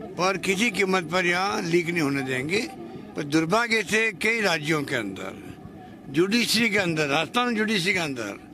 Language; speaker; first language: Hindi; native; Hindi